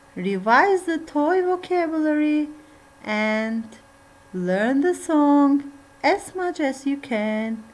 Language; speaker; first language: English; non-native, fluent; Turkish